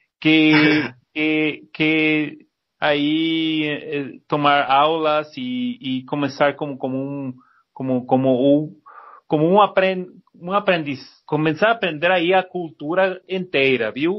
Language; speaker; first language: Portuguese; non-native, learner; Spanish